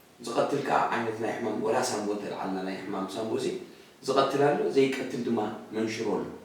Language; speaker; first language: Tigrinya; native; Tigrinya